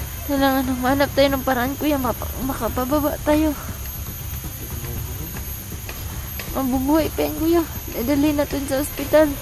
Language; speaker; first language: Filipino; non-native, local second language; Cebuano